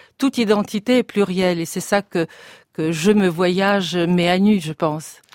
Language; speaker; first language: French; non-native, fluent; Bulgarian